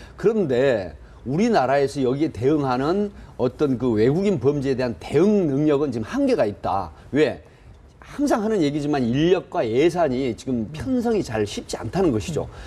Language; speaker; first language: Korean; native; Korean